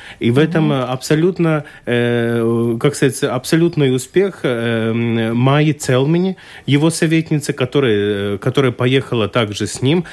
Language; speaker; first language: Russian; non-native, local second language; Latvian